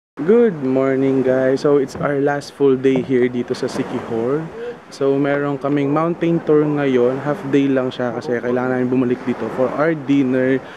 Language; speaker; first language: Filipino; native; Filipino